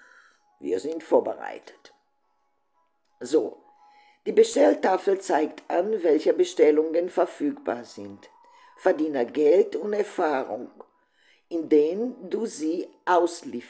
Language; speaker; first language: German; non-native, fluent; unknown